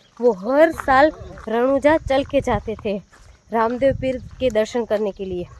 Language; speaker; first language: Hindi; non-native, local second language; Gujarati